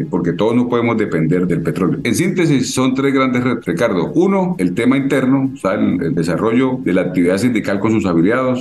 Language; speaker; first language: Spanish; native; Spanish